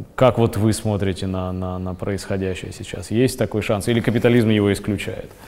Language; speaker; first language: Russian; native; Russian